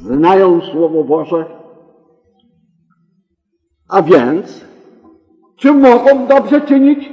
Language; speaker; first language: Polish; native; Polish